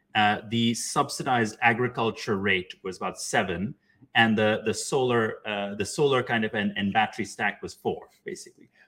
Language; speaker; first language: English; non-native, local second language; Urdu